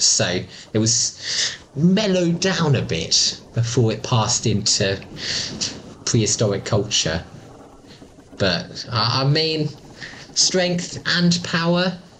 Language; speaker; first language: English; native; English